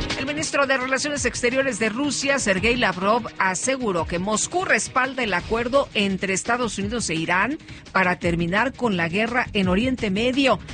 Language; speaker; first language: Spanish; native; Spanish